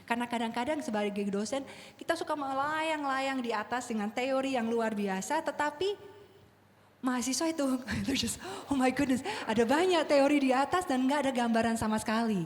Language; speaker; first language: Indonesian; non-native, fluent; English